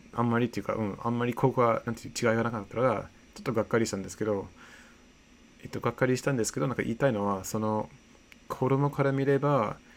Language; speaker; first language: Japanese; non-native, fluent; English